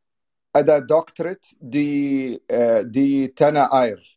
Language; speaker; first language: Indonesian; non-native, learner; Arabic